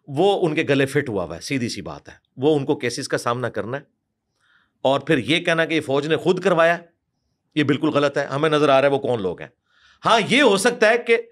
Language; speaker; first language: Urdu; non-native, local second language; Punjabi